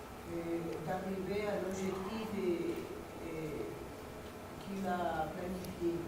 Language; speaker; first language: French; non-native, fluent; Spanish